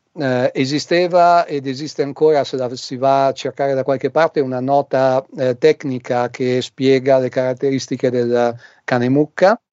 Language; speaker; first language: Italian; native; Italian